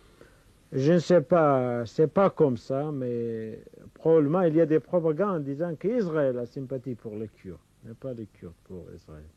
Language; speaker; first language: French; non-native, fluent; Kurdish